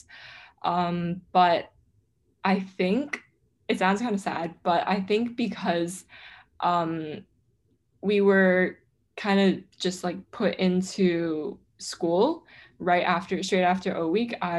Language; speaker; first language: English; non-native, local second language; Cantonese